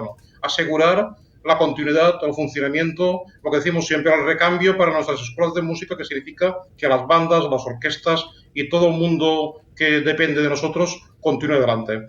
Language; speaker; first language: Spanish; native; Spanish